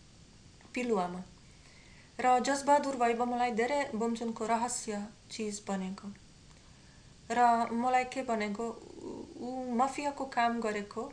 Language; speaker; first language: Nepali; non-native, learner; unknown